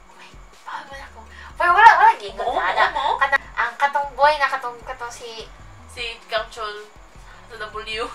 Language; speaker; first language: English; non-native, local second language; Cebuano